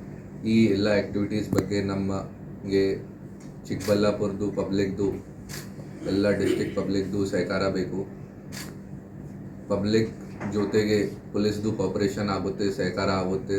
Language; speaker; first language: Kannada; non-native, fluent; Hindi